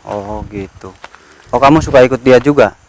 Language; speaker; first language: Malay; non-native, local second language; Sundanese